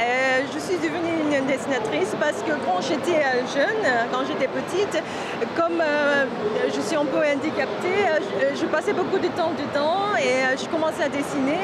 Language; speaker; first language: French; non-native, fluent; Korean